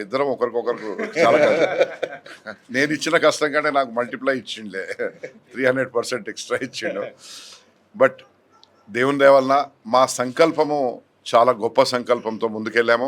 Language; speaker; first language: Telugu; native; Telugu